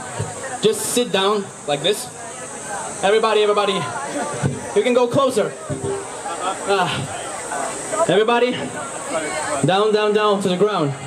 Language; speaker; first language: English; non-native, learner; Ukrainian